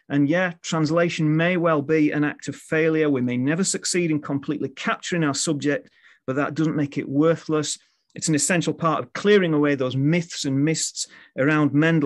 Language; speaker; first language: English; native; English